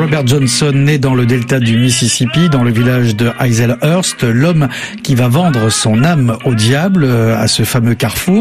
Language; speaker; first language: French; native; French